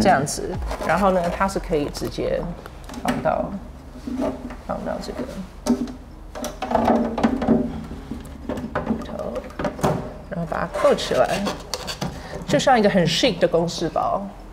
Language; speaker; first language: Chinese; native; Chinese